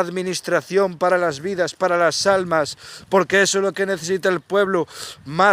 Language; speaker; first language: Spanish; native; Spanish